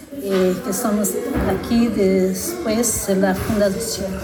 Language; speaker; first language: Spanish; non-native, learner; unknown